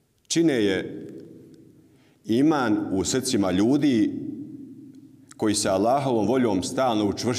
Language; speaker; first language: Bosnian; native; Bosnian